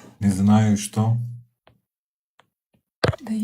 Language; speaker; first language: Russian; non-native, learner; Turkish